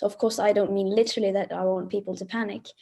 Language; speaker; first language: English; non-native, fluent; Swedish